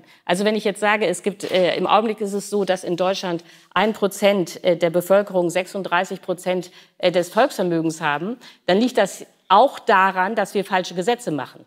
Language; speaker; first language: German; native; German